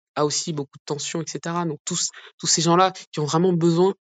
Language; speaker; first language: French; native; French